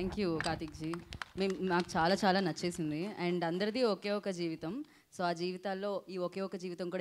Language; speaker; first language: Telugu; native; Telugu